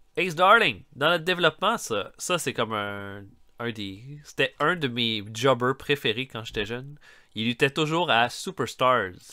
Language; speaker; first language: French; native; French